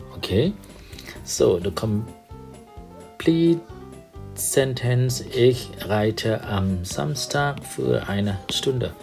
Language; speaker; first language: German; non-native, fluent; Thai